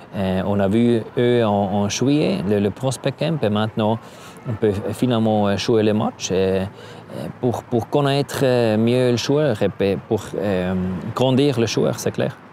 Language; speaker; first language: French; non-native, learner; German